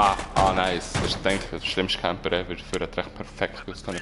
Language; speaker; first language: German; native; German